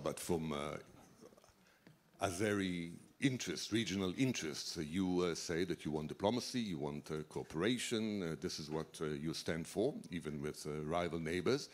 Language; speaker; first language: English; non-native, fluent; Hebrew